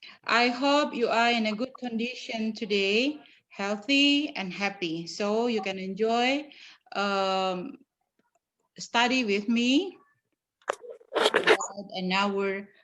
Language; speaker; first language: English; non-native, fluent; Indonesian